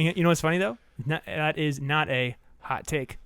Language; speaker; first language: English; native; English